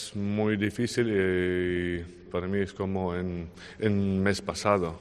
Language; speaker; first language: Spanish; non-native, learner; Ukrainian